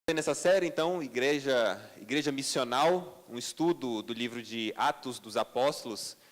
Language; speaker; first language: Portuguese; native; Portuguese